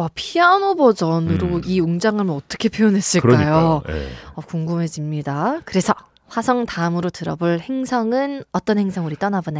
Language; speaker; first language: Korean; native; Korean